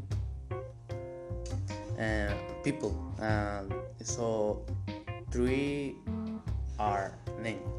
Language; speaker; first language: English; non-native, learner; Spanish